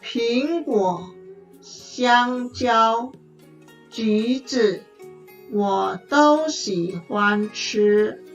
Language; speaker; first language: Chinese; non-native, fluent; Indonesian